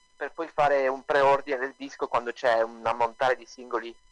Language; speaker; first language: Italian; native; Italian